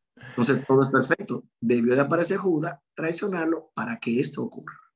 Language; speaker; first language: Spanish; native; Spanish